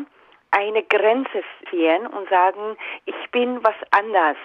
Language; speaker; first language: German; non-native, fluent; Persian